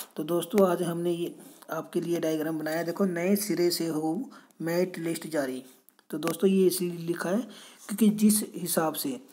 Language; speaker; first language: Hindi; non-native, local second language; Punjabi